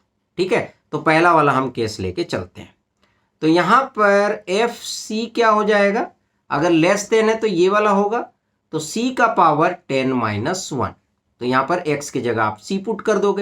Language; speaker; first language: Hindi; native; Hindi